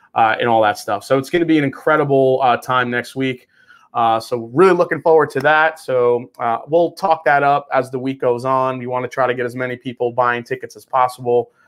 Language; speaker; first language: English; native; English